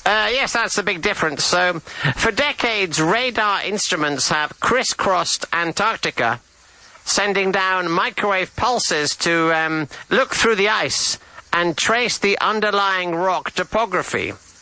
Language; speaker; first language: English; native; English